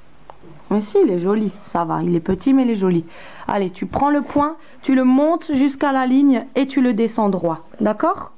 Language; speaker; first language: French; native; French